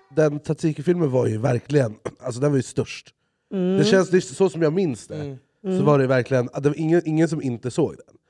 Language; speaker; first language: Swedish; native; Swedish